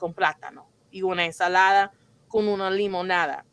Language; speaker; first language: Spanish; non-native, fluent; English